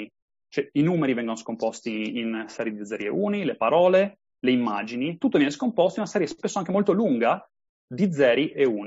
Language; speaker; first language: Italian; native; Italian